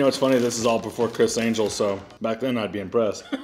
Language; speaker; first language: English; native; English